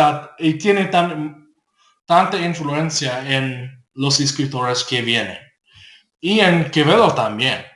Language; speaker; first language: Spanish; non-native, learner; English